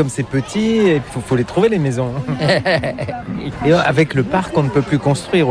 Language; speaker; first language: French; native; French